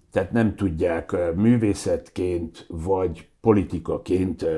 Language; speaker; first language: Hungarian; native; Hungarian